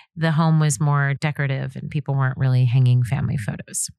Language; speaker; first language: English; native; English